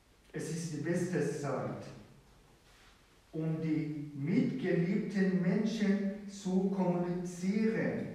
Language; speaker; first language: German; non-native, fluent; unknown